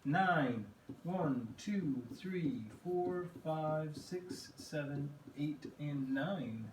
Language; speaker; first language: English; native; English